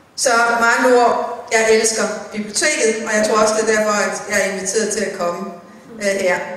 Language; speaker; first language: Danish; native; Danish